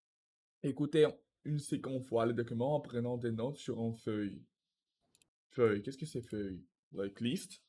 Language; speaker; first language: French; non-native, learner; Russian